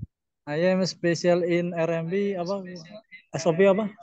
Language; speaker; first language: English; non-native, learner; Indonesian